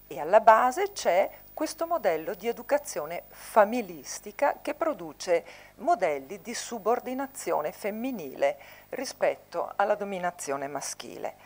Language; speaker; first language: Italian; native; Italian